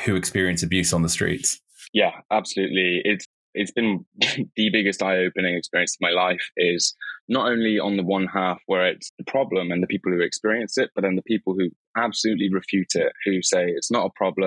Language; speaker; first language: English; native; English